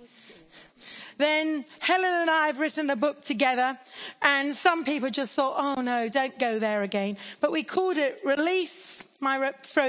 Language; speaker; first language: English; native; English